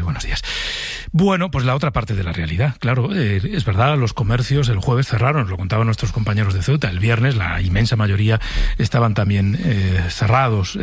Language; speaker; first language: Spanish; native; Spanish